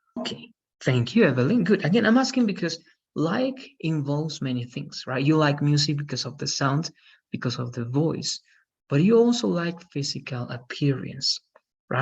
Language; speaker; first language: English; non-native, fluent; Spanish